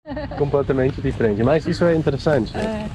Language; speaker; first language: Portuguese; non-native, learner; English